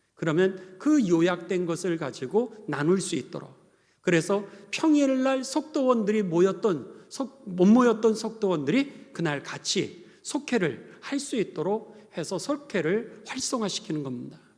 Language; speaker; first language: Korean; native; Korean